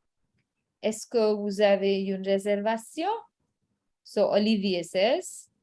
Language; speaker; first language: French; non-native, fluent; Hindi